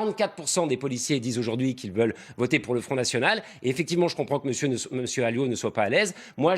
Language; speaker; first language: French; native; French